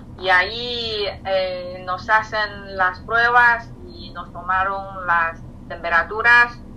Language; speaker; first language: Spanish; non-native, fluent; Chinese